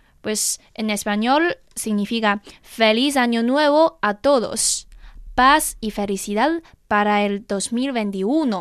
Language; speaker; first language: Spanish; non-native, fluent; Chinese